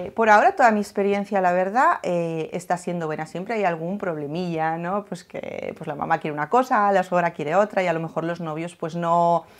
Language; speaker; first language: Spanish; native; Spanish